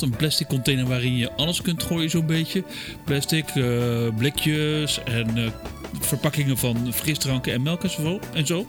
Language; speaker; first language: Dutch; native; Dutch